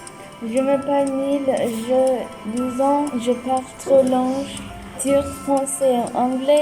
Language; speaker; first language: French; non-native, local second language; Turkish